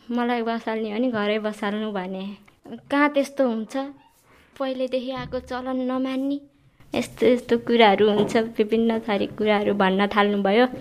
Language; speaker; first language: Nepali; native; Nepali